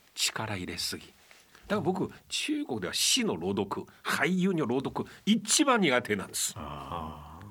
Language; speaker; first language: Japanese; non-native, fluent; Chinese